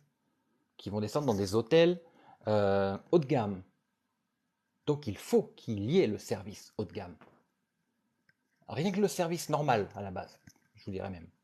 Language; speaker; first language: French; native; French